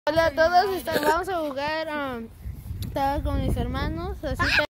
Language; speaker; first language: Spanish; native; Spanish